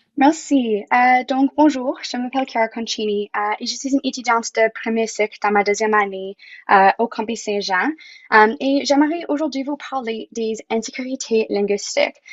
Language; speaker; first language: French; non-native, local second language; English